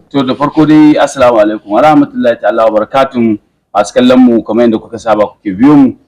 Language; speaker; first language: Hausa; native; Hausa